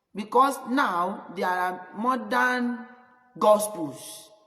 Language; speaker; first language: English; non-native, local second language; Yoruba